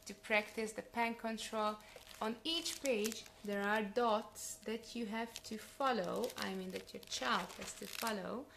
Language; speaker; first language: English; non-native, fluent; Hungarian